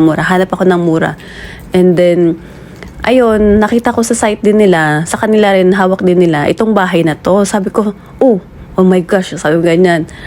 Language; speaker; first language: Filipino; native; Filipino